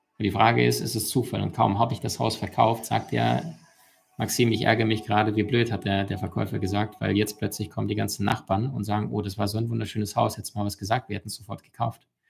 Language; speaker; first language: German; early bilingual, other home language; Russian